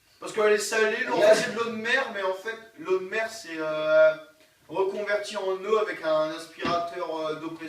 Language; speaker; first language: French; native; French